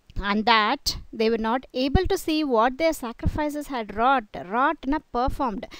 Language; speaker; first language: English; non-native, local second language; Tamil